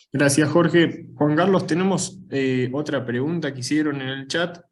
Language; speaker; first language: Spanish; native; Spanish